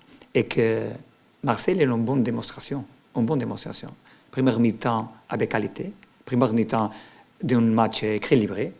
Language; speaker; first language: French; non-native, learner; Portuguese